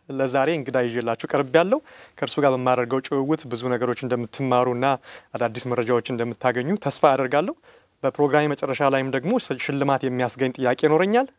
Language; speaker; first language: Amharic; native; Amharic